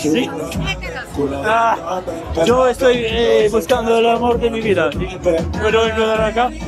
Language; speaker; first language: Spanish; non-native, learner; Polish